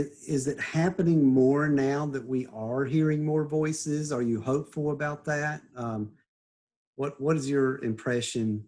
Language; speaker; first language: English; native; English